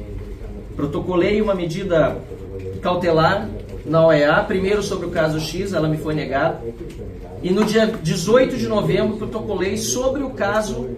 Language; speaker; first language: Portuguese; native; Portuguese